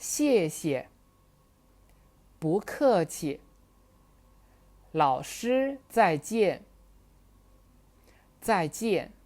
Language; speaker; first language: Chinese; non-native, fluent; Burmese